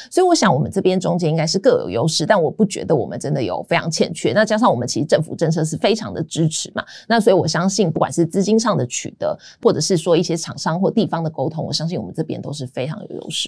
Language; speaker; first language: Chinese; native; Chinese